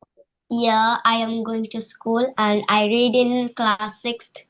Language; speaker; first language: English; non-native, learner; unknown